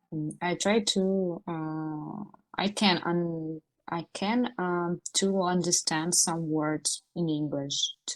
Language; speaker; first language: English; non-native, learner; Russian